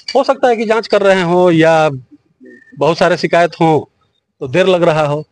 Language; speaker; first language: Hindi; native; Hindi